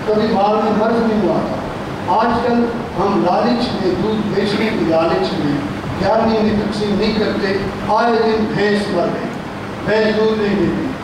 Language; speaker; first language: Urdu; non-native, local second language; Punjabi